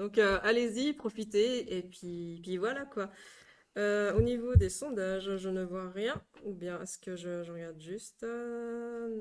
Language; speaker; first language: French; native; French